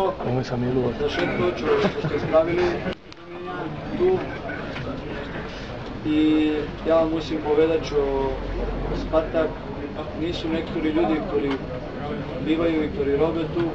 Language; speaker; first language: Slovak; non-native, learner; Serbian